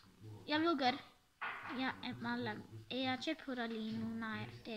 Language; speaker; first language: Danish; early bilingual, other home language; Arabic